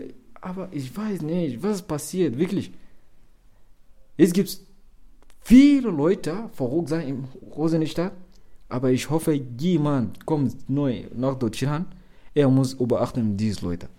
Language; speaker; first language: German; non-native, learner; Arabic